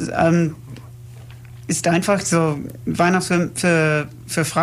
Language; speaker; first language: German; non-native, learner; English